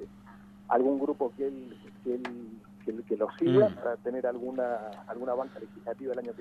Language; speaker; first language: Spanish; native; Spanish